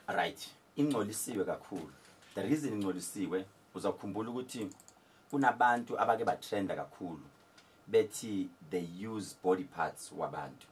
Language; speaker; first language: Zulu; native; Zulu